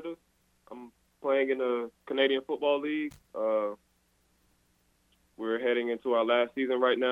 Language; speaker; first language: English; native; English